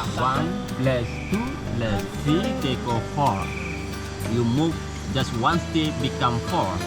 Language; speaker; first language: English; non-native, learner; Indonesian